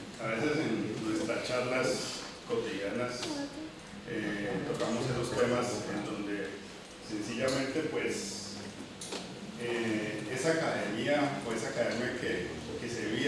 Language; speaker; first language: Spanish; native; Spanish